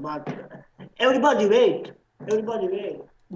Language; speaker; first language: English; non-native, learner; Slovenian